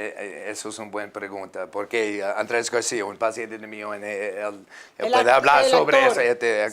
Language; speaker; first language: Spanish; non-native, learner; English